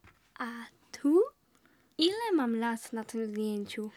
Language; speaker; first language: Polish; early bilingual, heritage; Polish